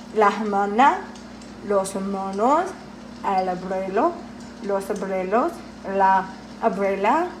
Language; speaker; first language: Spanish; non-native, learner; English